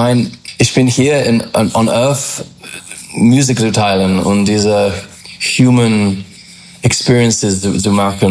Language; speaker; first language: German; non-native, learner; English